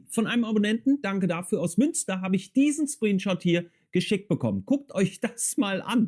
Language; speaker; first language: German; native; German